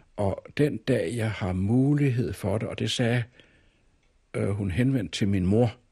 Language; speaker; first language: Danish; native; Danish